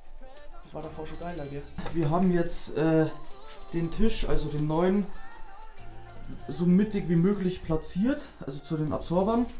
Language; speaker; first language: German; native; German